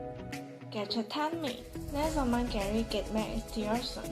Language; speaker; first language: Turkish; non-native, learner; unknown